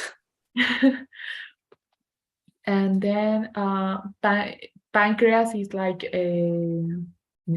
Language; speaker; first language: English; non-native, learner; Spanish